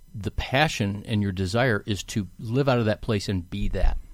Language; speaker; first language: English; native; English